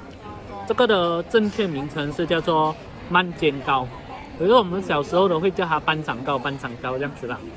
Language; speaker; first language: Chinese; native; Chinese